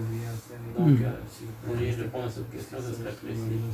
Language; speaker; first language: French; native; French